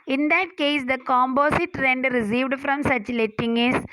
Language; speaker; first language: English; non-native, local second language; Malayalam